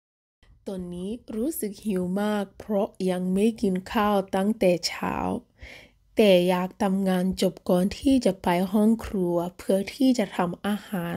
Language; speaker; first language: Thai; non-native, learner; English